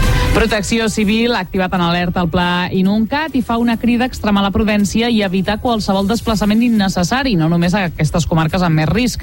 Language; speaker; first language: Catalan; native; Catalan